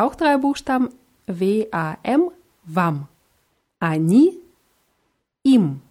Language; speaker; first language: German; non-native, fluent; Russian